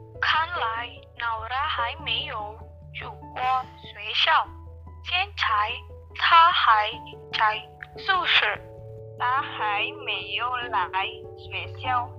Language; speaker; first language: Chinese; non-native, learner; Indonesian